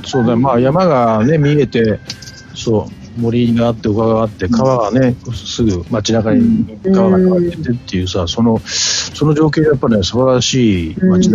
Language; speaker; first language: Japanese; native; Japanese